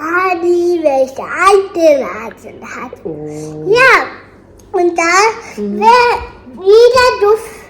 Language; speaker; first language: German; early bilingual, other home language; Telugu